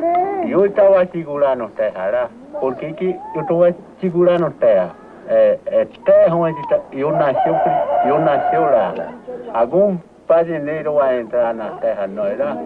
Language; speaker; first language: Portuguese; non-native, local second language; Kayapó